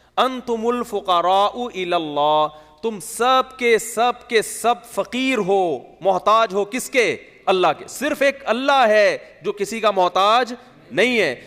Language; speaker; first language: Urdu; native; Urdu